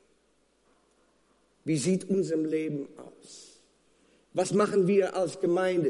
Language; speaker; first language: German; non-native, fluent; Afrikaans